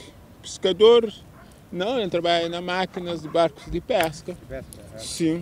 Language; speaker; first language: Portuguese; non-native, local second language; Kabuverdianu